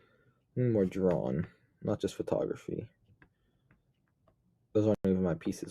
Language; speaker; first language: English; native; English